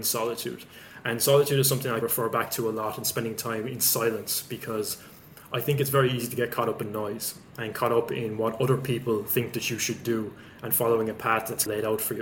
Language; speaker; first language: English; native; English